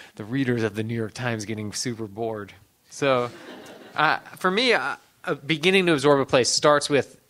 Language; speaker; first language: English; native; English